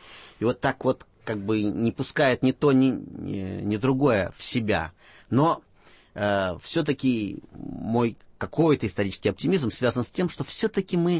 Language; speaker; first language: Russian; native; Russian